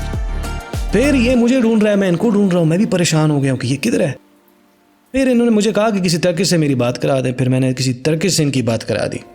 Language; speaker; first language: Urdu; non-native, local second language; Pashto